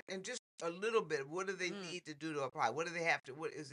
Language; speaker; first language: English; native; English